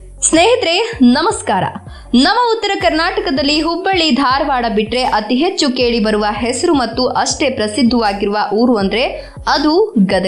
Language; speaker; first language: Kannada; native; Kannada